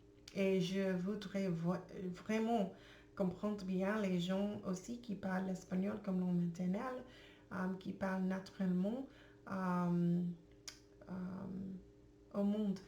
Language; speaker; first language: French; non-native, learner; English